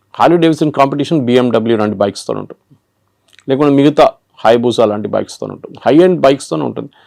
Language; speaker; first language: Telugu; non-native, local second language; Malayalam